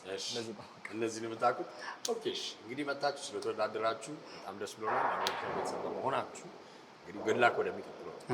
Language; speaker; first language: Amharic; native; Amharic